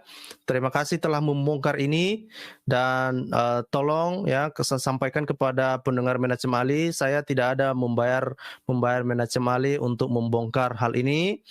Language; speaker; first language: Indonesian; native; Indonesian